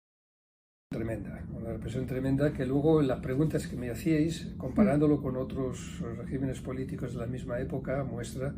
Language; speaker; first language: Spanish; native; Spanish